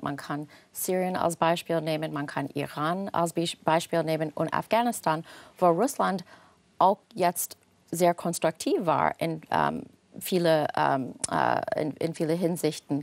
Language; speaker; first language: German; non-native, fluent; English